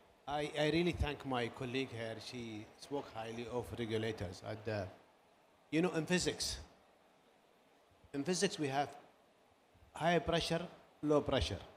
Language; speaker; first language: English; non-native, learner; Arabic